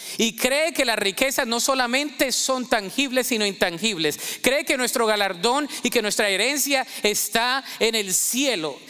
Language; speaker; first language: Spanish; native; Spanish